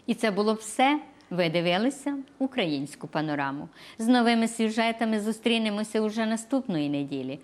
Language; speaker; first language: Ukrainian; native; Ukrainian